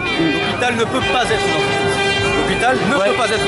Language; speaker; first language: French; native; French